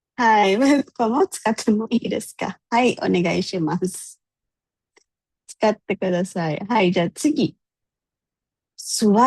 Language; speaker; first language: Japanese; non-native, fluent; Filipino